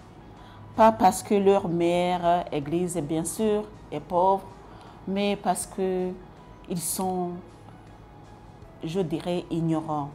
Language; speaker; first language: French; non-native, local second language; Kinyarwanda